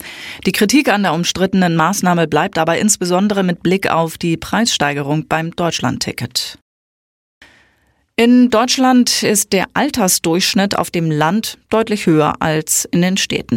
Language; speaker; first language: German; native; German